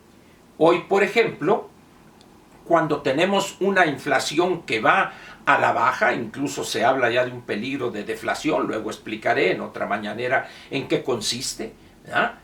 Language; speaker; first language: Spanish; native; Spanish